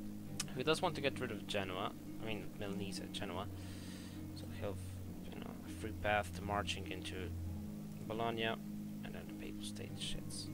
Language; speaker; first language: English; native; English